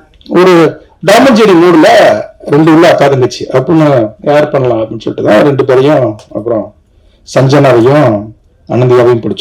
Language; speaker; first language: Tamil; native; Tamil